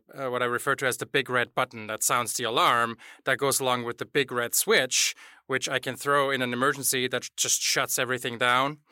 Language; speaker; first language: English; non-native, fluent; German